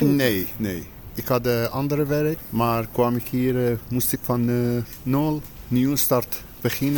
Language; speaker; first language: Dutch; non-native, learner; Persian